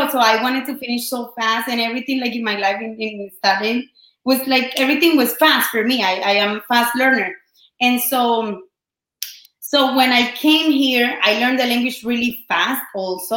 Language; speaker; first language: English; non-native, fluent; Spanish